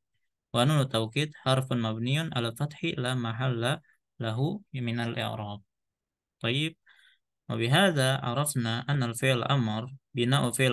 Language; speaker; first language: Arabic; non-native, fluent; Indonesian